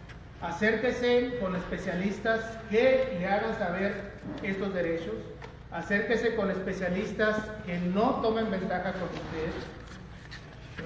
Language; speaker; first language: Spanish; native; Spanish